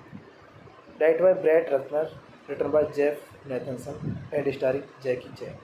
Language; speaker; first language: English; non-native, learner; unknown